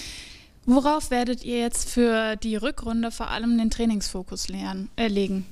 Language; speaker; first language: German; native; German